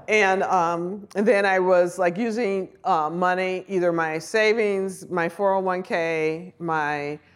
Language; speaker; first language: English; native; English